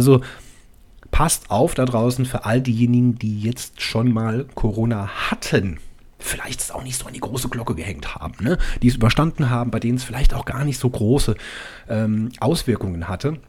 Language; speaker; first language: German; native; German